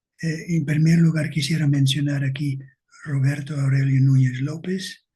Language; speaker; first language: Spanish; non-native, fluent; Dutch